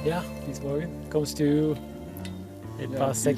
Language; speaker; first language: German; non-native, learner; English